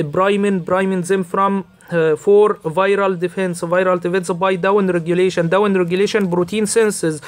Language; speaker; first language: English; non-native, fluent; Arabic